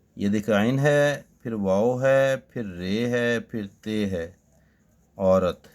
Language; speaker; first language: Urdu; native; Urdu